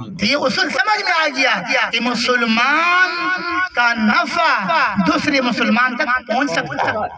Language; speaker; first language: Urdu; non-native, local second language; Pashto